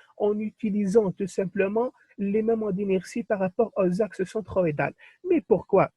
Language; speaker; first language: French; non-native, local second language; Arabic